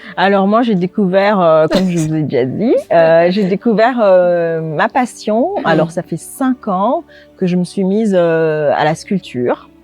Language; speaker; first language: French; non-native, local second language; Lingala